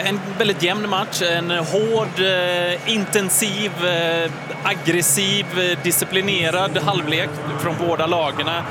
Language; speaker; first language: Swedish; native; Swedish